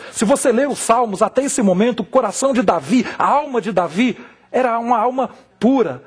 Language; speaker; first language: Portuguese; native; Portuguese